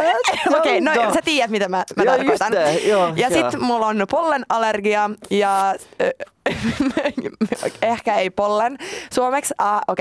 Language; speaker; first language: Finnish; non-native, local second language; Swedish